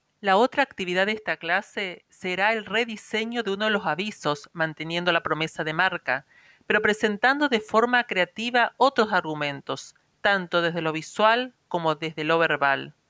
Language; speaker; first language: Spanish; native; Spanish